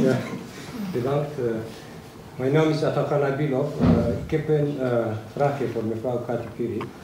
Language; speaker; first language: Dutch; non-native, learner; Azerbaijani